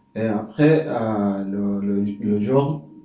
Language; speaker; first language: French; non-native, learner; Arabic